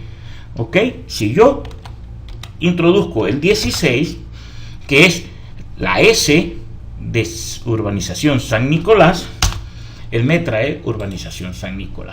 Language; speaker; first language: Spanish; native; Spanish